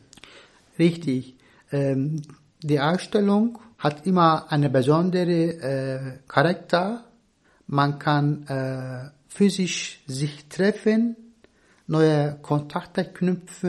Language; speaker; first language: German; non-native, fluent; Turkish